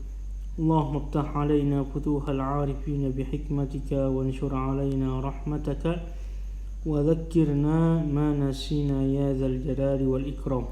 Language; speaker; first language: Arabic; non-native, fluent; Indonesian